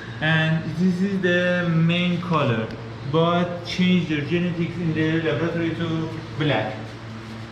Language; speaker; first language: English; non-native, learner; Persian